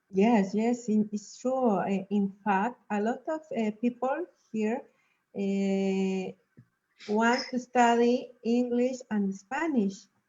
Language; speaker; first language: English; non-native, learner; Spanish